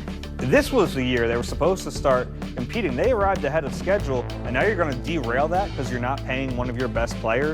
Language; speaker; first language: English; native; English